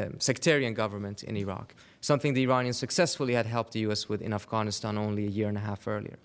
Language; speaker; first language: English; non-native, fluent; Persian